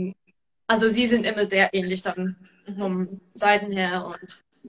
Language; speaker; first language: German; non-native, fluent; English